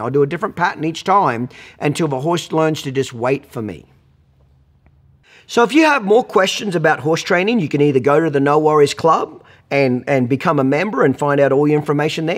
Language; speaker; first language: English; native; English